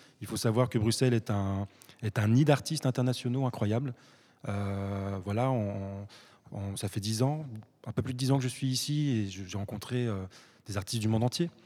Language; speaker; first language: French; early bilingual, other home language; Arabic